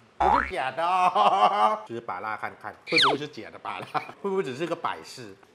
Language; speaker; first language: Chinese; non-native, fluent; Thai